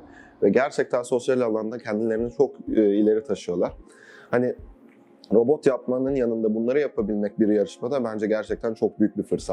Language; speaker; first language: Turkish; native; Turkish